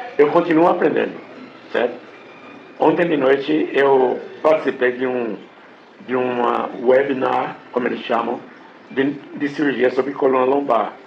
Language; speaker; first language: Portuguese; non-native, fluent; English